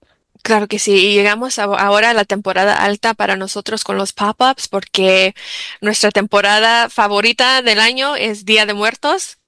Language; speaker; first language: Spanish; early bilingual, heritage; English